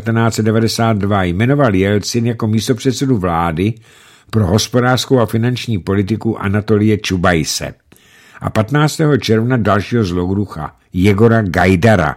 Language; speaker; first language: Czech; native; Czech